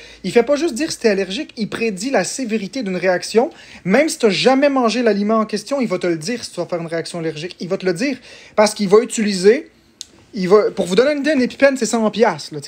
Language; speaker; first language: French; native; French